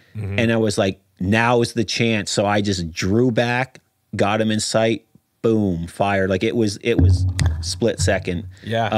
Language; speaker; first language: English; native; English